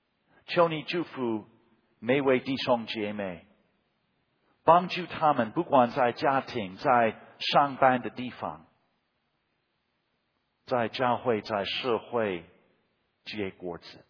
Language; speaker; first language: Chinese; non-native, fluent; English